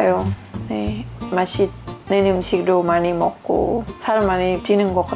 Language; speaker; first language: Korean; non-native, learner; Thai